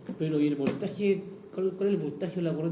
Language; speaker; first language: Spanish; native; Spanish